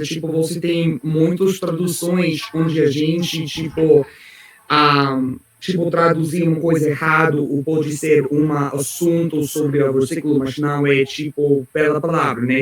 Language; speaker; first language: Portuguese; non-native, learner; English